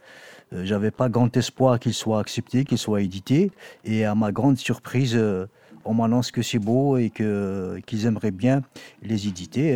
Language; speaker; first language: French; non-native, local second language; Kabyle